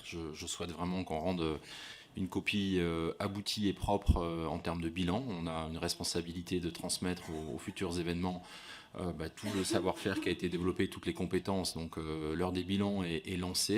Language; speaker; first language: French; native; French